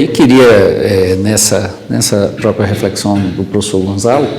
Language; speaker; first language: Portuguese; native; Portuguese